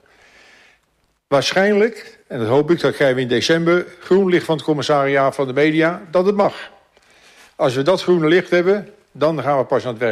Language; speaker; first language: Dutch; native; Dutch